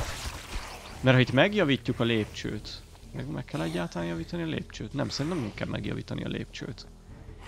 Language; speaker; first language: Hungarian; native; Hungarian